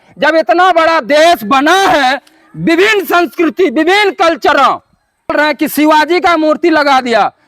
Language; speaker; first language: Hindi; non-native, local second language; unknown